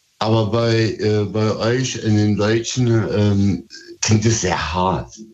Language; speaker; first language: German; early bilingual, other home language; Turkish